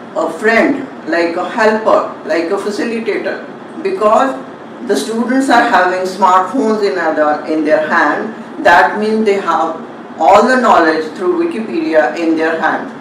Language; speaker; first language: English; non-native, local second language; Punjabi